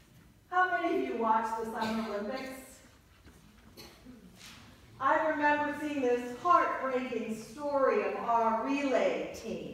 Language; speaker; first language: English; native; English